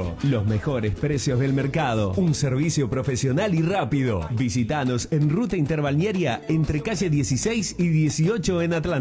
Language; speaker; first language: Spanish; native; Spanish